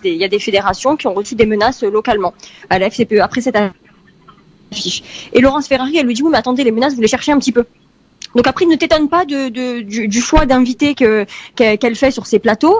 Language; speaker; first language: French; early bilingual, heritage; French